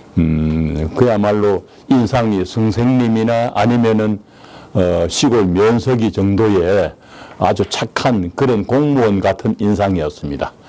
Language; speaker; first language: Korean; native; Korean